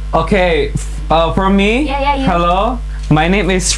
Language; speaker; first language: English; non-native, learner; Indonesian